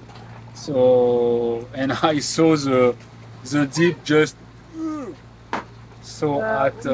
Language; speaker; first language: English; non-native, learner; French